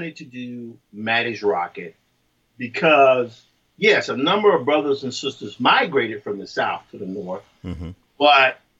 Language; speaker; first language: English; native; English